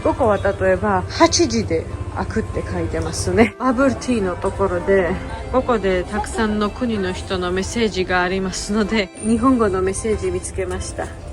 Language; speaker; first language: Japanese; non-native, fluent; Georgian